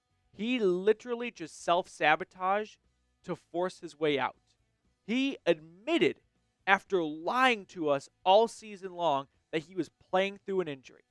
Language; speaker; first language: English; native; English